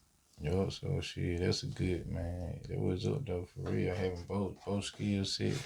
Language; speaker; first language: English; native; English